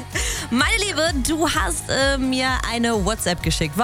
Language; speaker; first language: German; native; German